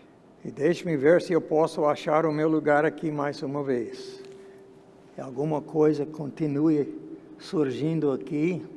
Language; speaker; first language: Portuguese; non-native, fluent; English